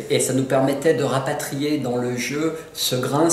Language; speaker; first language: French; native; French